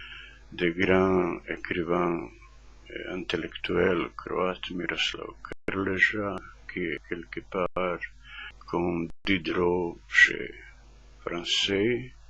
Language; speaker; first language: French; non-native, fluent; Croatian